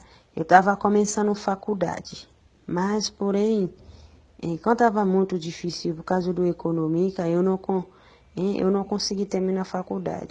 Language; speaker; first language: Portuguese; non-native, learner; Haitian Creole